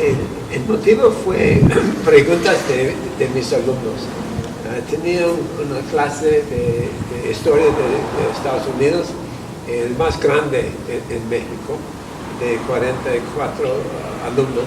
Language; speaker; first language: Spanish; non-native, fluent; English